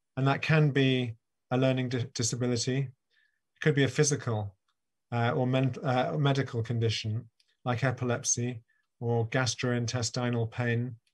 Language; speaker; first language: English; native; English